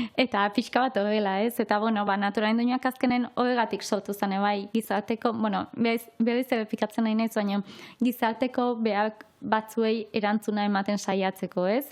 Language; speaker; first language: Basque; native; Basque